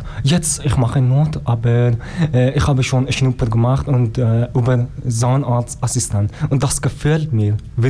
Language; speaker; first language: German; non-native, learner; Persian